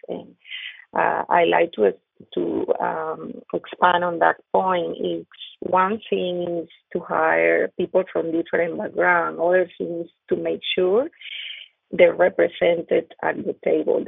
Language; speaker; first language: English; non-native, fluent; Spanish